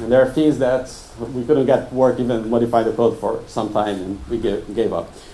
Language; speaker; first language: English; non-native, fluent; Portuguese